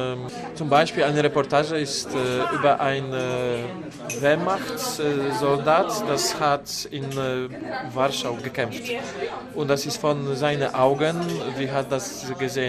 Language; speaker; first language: German; non-native, learner; Polish